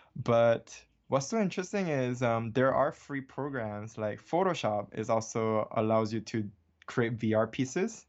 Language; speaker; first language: English; early bilingual, other home language; Korean